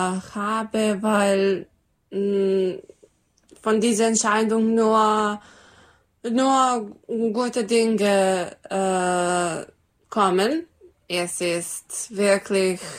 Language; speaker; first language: German; non-native, learner; Serbian